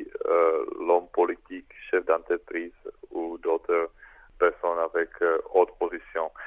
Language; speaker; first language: French; non-native, fluent; Czech